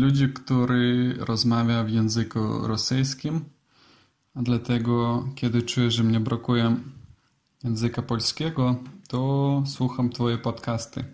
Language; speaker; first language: Polish; non-native, learner; Russian